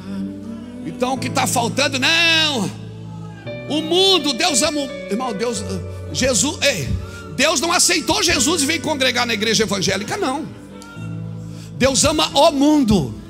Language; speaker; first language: Portuguese; native; Portuguese